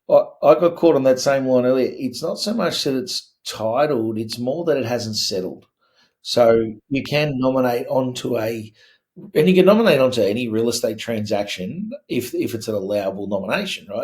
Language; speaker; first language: English; native; English